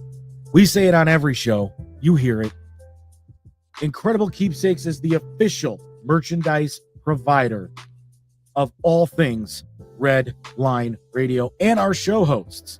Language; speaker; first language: English; native; English